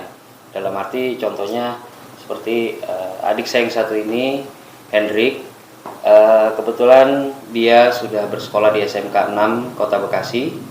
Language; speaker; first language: Indonesian; native; Indonesian